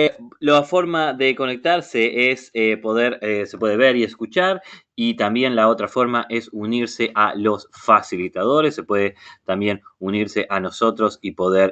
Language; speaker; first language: Spanish; non-native, fluent; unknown